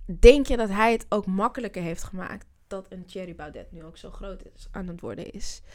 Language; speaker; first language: Dutch; native; Dutch